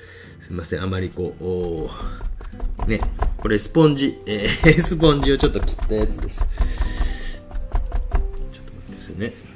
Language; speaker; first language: Japanese; native; Japanese